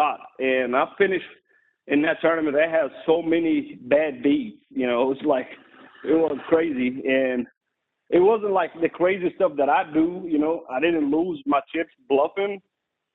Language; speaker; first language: English; non-native, fluent; Arabic